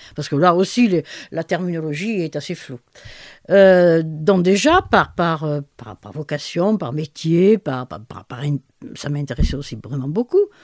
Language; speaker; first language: French; native; French